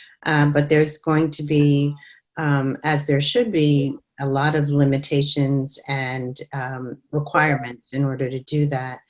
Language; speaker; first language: English; native; English